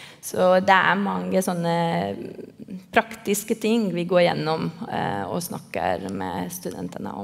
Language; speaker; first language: Norwegian; non-native, fluent; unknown